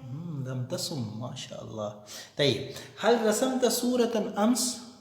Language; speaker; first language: Arabic; non-native, fluent; Urdu